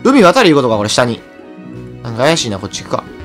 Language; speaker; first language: Japanese; native; Japanese